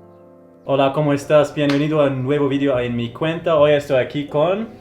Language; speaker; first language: Spanish; non-native, fluent; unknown